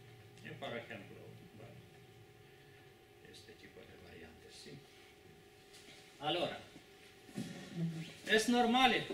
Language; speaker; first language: Italian; non-native, learner; Spanish